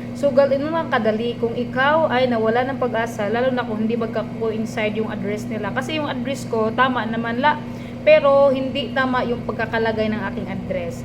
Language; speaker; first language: Filipino; non-native, local second language; Cebuano